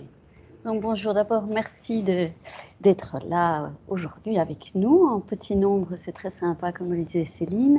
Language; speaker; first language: French; native; French